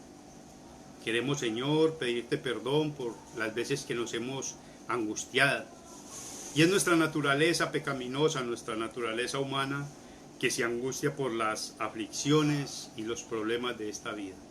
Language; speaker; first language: Spanish; native; Spanish